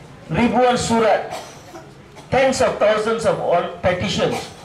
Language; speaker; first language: English; non-native, local second language; Tamil